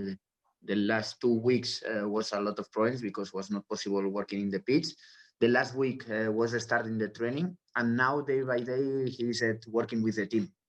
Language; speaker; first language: English; non-native, learner; Spanish